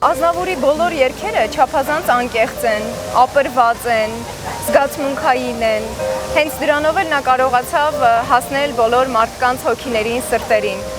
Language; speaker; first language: Armenian; native; Armenian